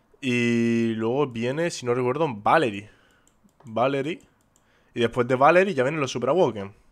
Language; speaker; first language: Spanish; native; Spanish